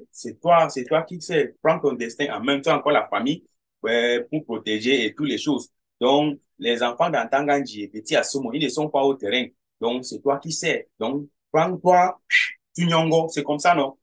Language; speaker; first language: French; non-native, local second language; English